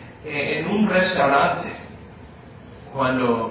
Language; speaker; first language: Spanish; non-native, fluent; English